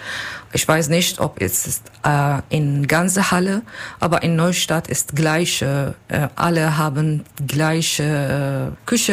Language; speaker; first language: German; non-native, learner; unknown